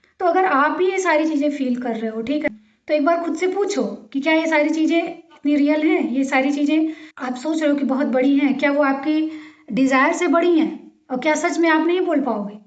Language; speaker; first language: Hindi; native; Hindi